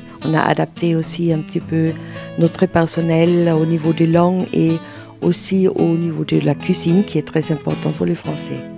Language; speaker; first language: French; non-native, fluent; German